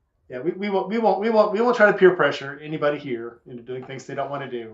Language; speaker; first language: English; native; English